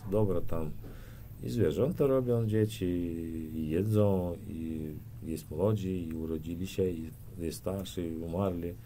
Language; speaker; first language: Polish; non-native, learner; Turkmen